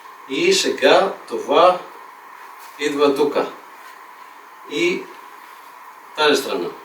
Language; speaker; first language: Bulgarian; non-native, fluent; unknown